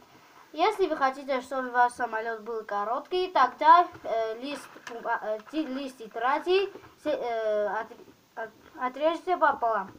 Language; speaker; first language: Russian; non-native, local second language; Armenian